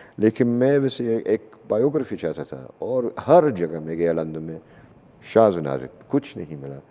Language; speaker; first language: Urdu; non-native, fluent; English